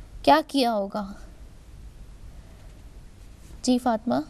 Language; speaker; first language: Urdu; native; Urdu